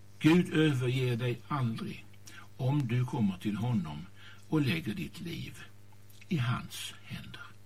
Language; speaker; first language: Swedish; native; Swedish